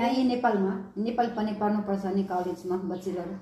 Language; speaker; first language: Nepali; non-native, learner; Cebuano